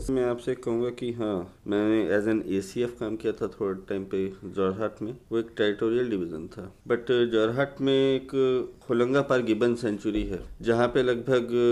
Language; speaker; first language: Hindi; native; Hindi